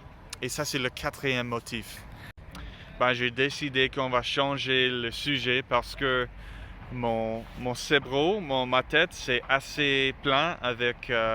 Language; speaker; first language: French; non-native, learner; English